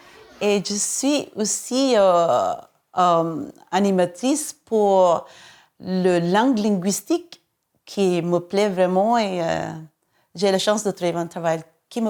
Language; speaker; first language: French; non-native, fluent; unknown